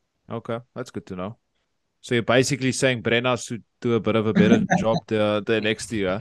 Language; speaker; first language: English; non-native, local second language; Afrikaans